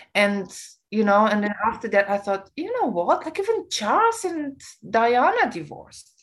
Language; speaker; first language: English; non-native, fluent; Romanian